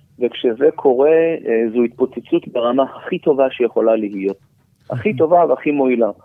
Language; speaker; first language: Hebrew; native; Hebrew